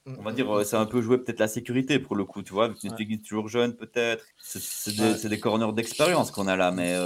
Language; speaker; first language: French; native; French